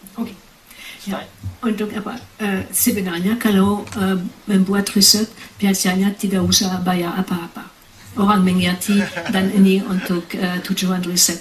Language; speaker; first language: Indonesian; non-native, fluent; French